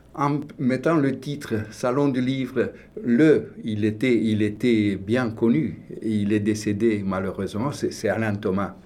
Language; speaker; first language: French; non-native, fluent; Romanian